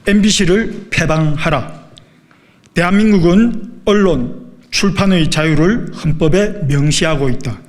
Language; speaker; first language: Korean; native; Korean